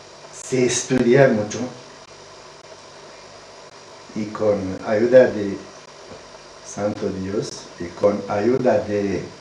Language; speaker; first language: Spanish; non-native, learner; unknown